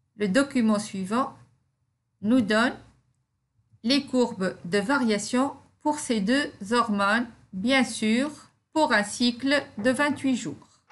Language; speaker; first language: French; non-native, local second language; Arabic